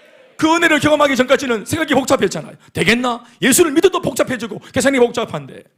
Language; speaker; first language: Korean; native; Korean